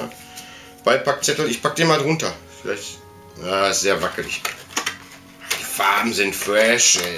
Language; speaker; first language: German; native; German